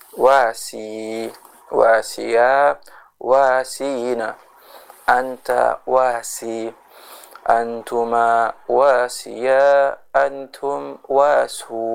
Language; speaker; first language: Arabic; non-native, fluent; Indonesian